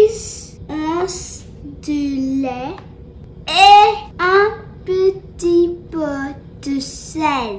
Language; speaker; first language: French; early bilingual, heritage; French